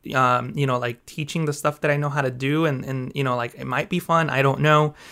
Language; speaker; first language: English; early bilingual, other home language; Spanish